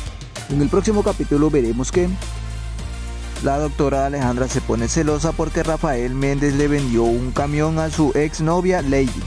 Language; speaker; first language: Spanish; native; Spanish